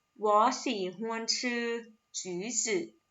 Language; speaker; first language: Chinese; non-native, fluent; Thai